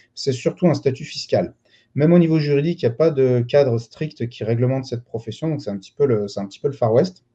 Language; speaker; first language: French; native; French